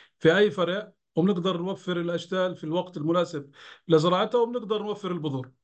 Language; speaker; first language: Arabic; native; Arabic